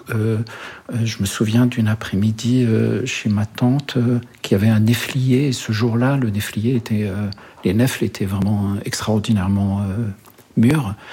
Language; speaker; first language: French; early bilingual, other home language; Arabic